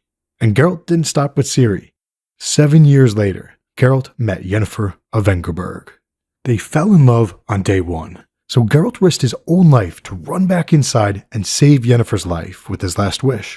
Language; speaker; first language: English; native; English